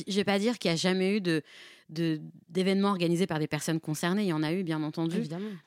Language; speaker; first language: French; native; French